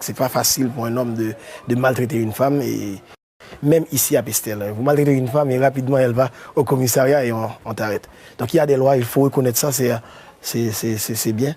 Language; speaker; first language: French; non-native, local second language; Haitian Creole